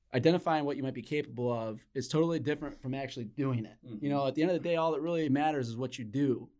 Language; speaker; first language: English; native; English